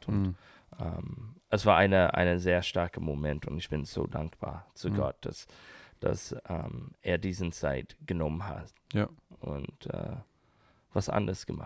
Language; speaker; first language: German; non-native, learner; English